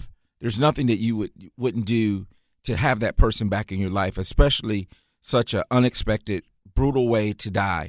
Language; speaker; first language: English; native; English